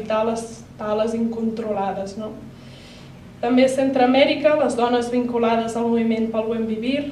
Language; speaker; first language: Catalan; native; Catalan